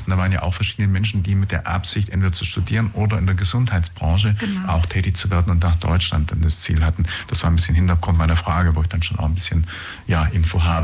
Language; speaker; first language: German; native; German